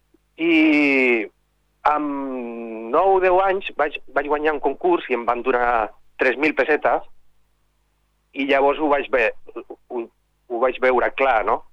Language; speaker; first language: Catalan; non-native, local second language; Spanish